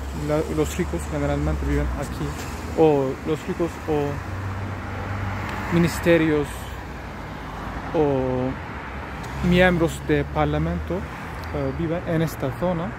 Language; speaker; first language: Spanish; non-native, learner; Turkish